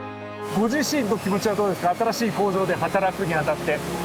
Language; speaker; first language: Japanese; native; Japanese